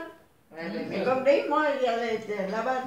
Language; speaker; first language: French; non-native, learner; Vietnamese